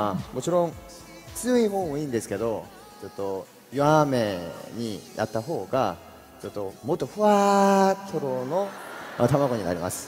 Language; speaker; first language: Japanese; non-native, fluent; Korean